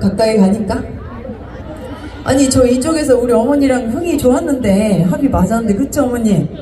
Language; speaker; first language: Korean; native; Korean